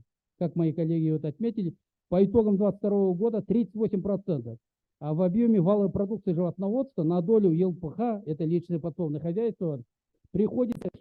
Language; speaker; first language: Russian; native; Russian